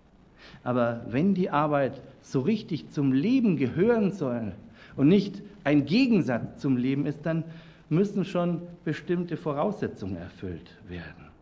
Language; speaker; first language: German; native; German